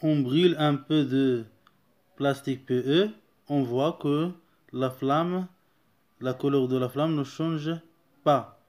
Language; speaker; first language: French; non-native, local second language; Arabic